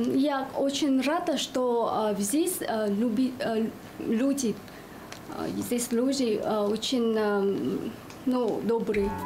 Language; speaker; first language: Russian; non-native, fluent; Vietnamese